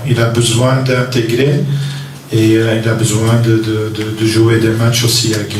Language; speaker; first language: French; non-native, local second language; Dutch